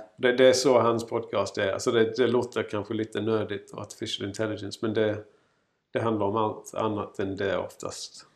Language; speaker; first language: Swedish; non-native, fluent; English